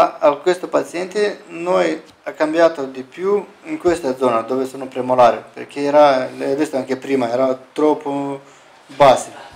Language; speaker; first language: Italian; non-native, learner; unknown